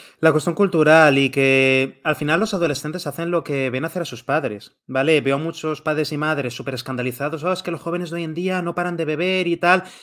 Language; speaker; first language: Spanish; native; Spanish